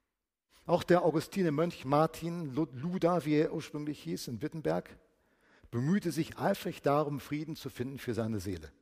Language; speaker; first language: German; native; German